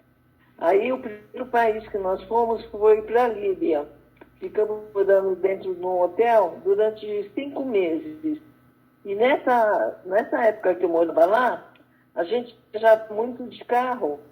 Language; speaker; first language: Portuguese; early bilingual, other home language; Arabic